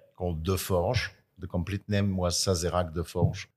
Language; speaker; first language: English; non-native, fluent; French